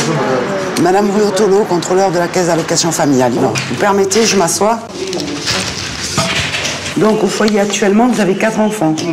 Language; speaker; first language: French; native; French